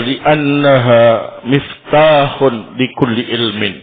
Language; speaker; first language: Arabic; non-native, fluent; Indonesian